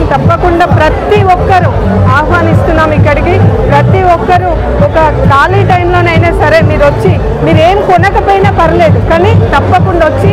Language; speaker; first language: Telugu; native; Telugu